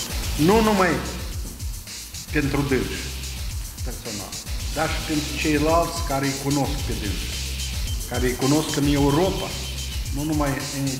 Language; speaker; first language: Romanian; native; Romanian